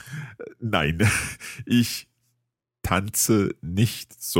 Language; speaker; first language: German; non-native, learner; English